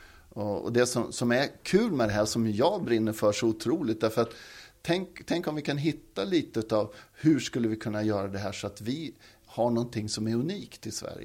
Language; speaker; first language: Swedish; native; Swedish